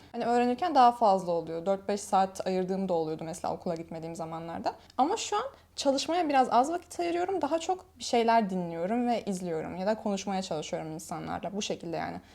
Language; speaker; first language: Turkish; native; Turkish